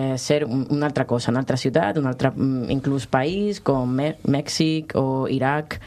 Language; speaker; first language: Catalan; non-native, local second language; Spanish